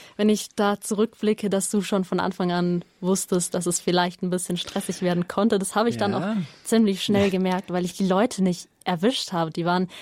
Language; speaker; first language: German; native; German